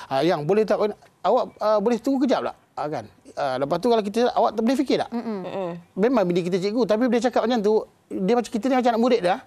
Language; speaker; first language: Malay; native; Malay